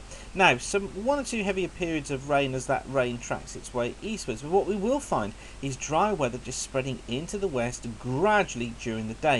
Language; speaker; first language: English; native; English